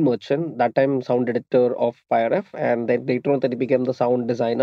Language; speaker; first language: English; non-native, local second language; Malayalam